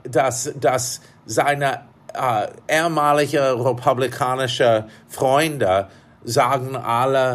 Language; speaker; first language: German; non-native, fluent; English